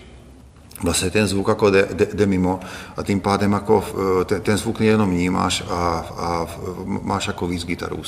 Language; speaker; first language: Czech; non-native, fluent; Hungarian